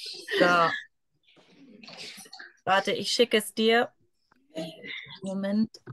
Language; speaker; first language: German; native; German